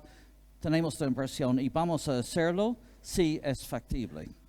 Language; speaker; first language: Spanish; non-native, fluent; English